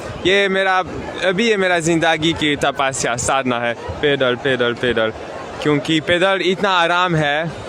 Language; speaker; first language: Hindi; non-native, learner; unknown